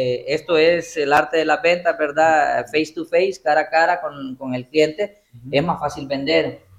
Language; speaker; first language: Spanish; native; Spanish